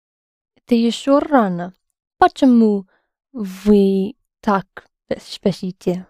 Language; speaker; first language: Russian; non-native, learner; English